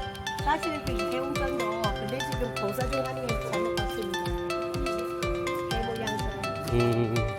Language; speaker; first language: Korean; non-native, learner; Thai